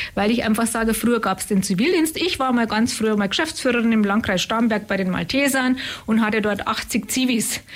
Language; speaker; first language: German; native; German